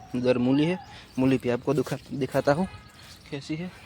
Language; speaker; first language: Hindi; non-native, local second language; Gujarati